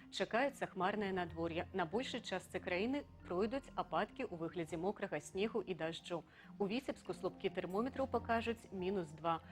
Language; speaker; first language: Belarusian; native; Belarusian